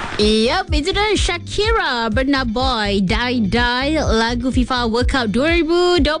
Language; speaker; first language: Malay; native; Malay